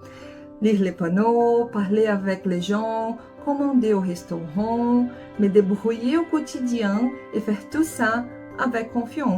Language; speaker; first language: French; non-native, learner; Portuguese